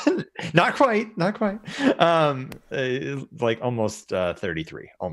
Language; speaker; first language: English; native; English